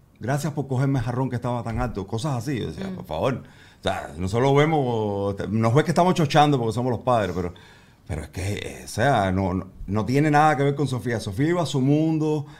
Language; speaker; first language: Spanish; native; Spanish